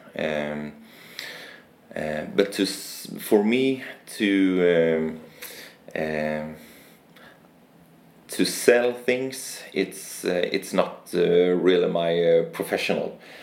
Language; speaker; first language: English; non-native, fluent; Swedish